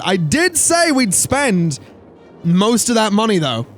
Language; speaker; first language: English; native; English